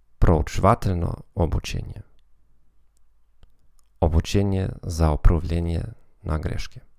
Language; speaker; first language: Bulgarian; non-native, learner; German